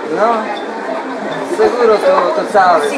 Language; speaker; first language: Spanish; non-native, learner; Polish